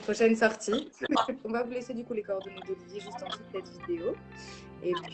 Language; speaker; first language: French; native; French